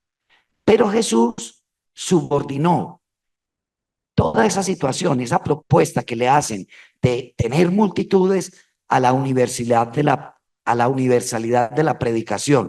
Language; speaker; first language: Spanish; native; Spanish